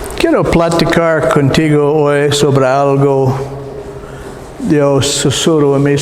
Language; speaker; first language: Spanish; non-native, learner; English